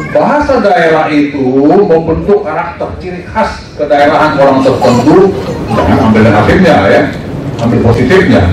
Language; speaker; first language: Indonesian; non-native, local second language; Batak Toba